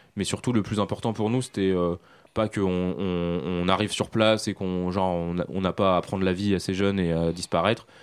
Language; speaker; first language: French; native; French